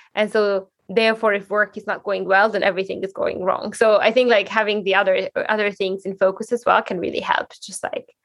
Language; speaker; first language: English; non-native, fluent; Hungarian